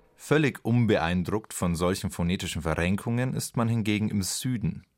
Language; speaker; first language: German; native; German